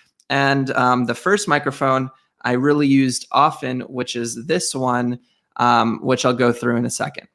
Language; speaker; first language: English; native; English